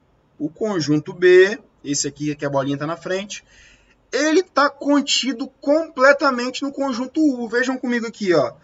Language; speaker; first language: Portuguese; native; Portuguese